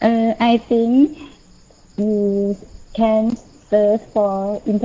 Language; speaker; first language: English; non-native, learner; Thai